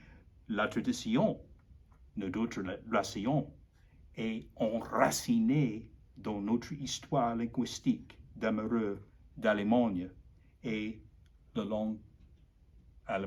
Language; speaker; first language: French; non-native, learner; English